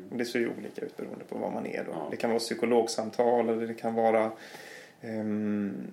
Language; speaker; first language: Swedish; native; Swedish